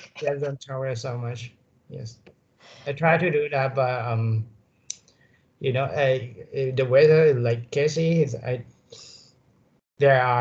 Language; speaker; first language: English; non-native, learner; Thai